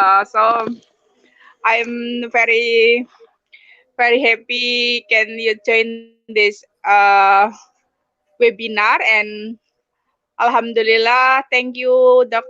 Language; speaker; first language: English; non-native, learner; Indonesian